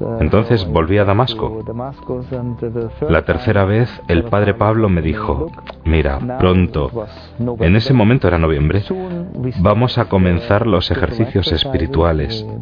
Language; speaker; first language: Spanish; non-native, fluent; German